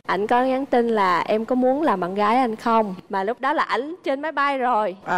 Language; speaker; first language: Vietnamese; native; Vietnamese